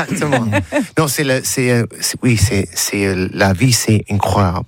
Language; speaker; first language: French; non-native, learner; English